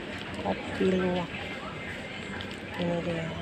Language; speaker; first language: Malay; non-native, local second language; Javanese